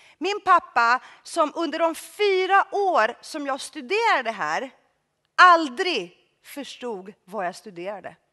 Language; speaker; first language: Swedish; early bilingual, other home language; Greek